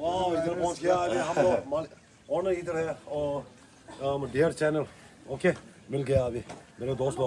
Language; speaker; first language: Hindi; non-native, local second language; Tibetan